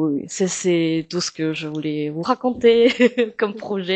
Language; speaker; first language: French; non-native, fluent; Chinese